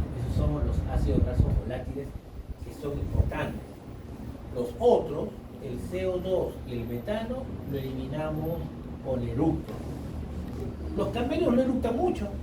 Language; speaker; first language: Spanish; native; Spanish